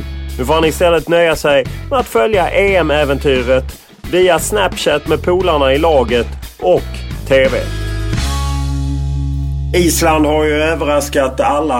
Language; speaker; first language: Swedish; native; Swedish